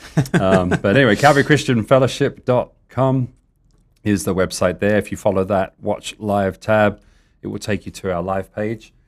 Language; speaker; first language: English; native; English